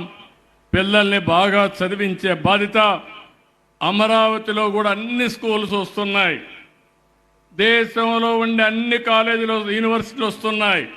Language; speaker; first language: Telugu; native; Telugu